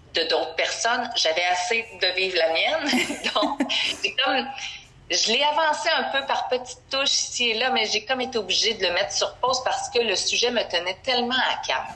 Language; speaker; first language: French; native; French